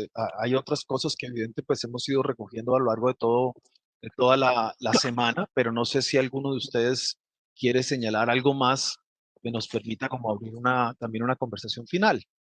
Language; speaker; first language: Spanish; native; Spanish